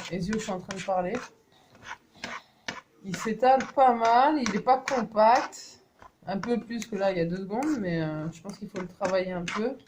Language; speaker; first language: French; native; French